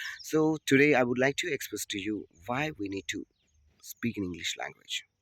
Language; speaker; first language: English; non-native, local second language; Telugu